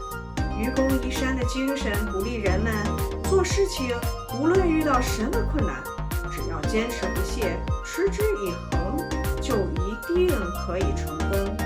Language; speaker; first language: Chinese; native; Chinese